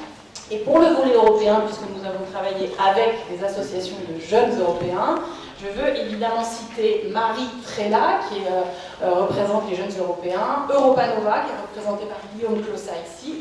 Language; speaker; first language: French; native; French